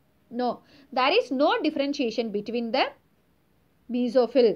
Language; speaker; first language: English; non-native, local second language; Tamil